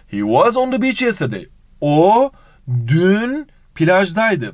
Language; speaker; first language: English; non-native, fluent; Turkish